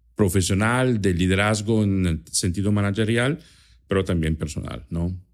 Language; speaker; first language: Spanish; non-native, fluent; German